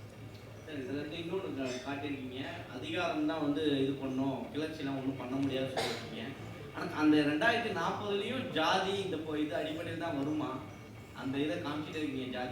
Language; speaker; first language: Tamil; native; Tamil